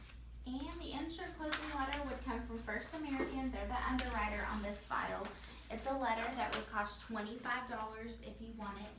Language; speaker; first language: English; native; English